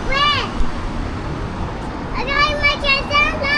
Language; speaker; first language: French; early bilingual, other home language; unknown